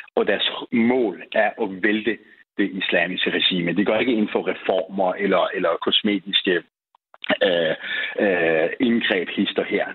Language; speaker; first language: Danish; early bilingual, other home language; Persian